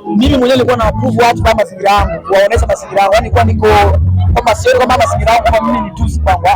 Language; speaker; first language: Swahili; early bilingual, other home language; Bembe